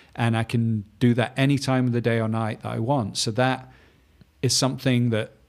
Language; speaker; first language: English; native; English